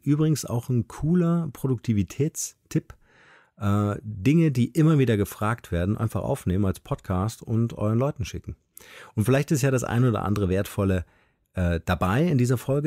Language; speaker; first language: German; native; German